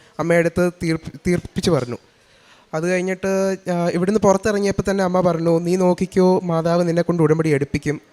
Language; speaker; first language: Malayalam; early bilingual, heritage; Malayalam